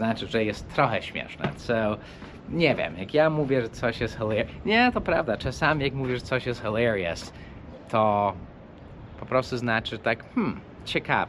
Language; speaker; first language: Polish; non-native, fluent; English